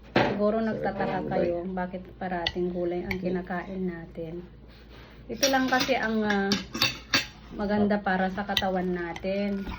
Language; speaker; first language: Filipino; non-native, local second language; Iloko